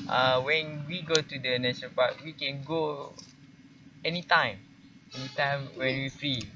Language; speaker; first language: English; non-native, learner; Malay